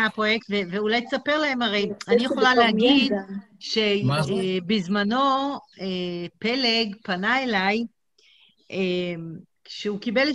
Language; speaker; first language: Hebrew; native; Hebrew